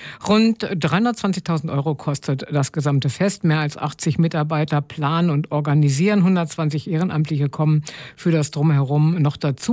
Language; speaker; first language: German; native; German